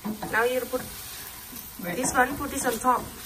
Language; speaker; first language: English; non-native, learner; Thai